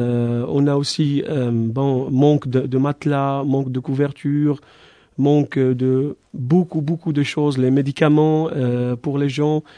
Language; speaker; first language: French; non-native, fluent; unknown